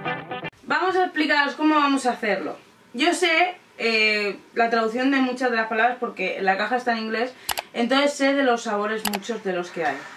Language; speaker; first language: Spanish; native; Spanish